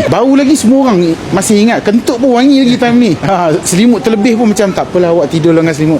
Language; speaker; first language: Malay; native; Malay